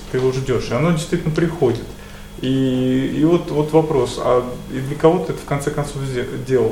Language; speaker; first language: Russian; native; Russian